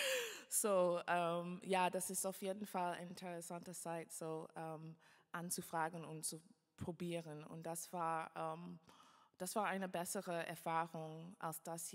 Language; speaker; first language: German; non-native, fluent; English